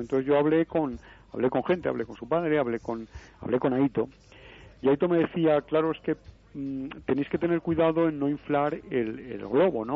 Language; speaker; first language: Spanish; native; Spanish